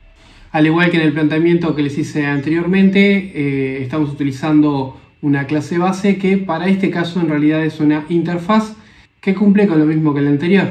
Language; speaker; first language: Spanish; native; Spanish